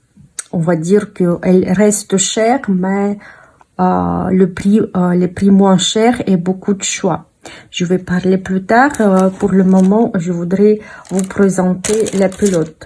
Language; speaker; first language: French; non-native, fluent; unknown